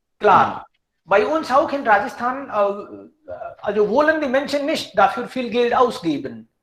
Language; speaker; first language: German; non-native, fluent; Hindi